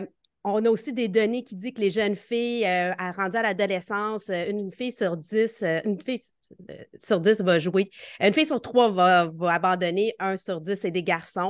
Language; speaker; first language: French; native; French